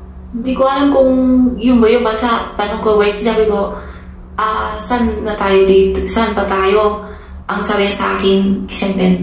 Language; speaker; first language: Filipino; non-native, learner; Chinese